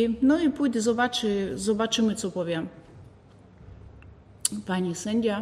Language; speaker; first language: Polish; non-native, fluent; Ukrainian